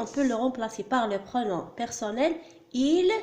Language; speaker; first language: French; non-native, local second language; Arabic